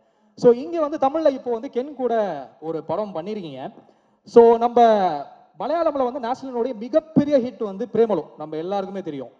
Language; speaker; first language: Tamil; native; Tamil